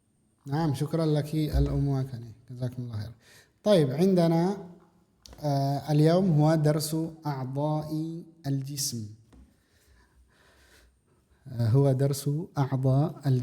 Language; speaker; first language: Arabic; non-native, fluent; Indonesian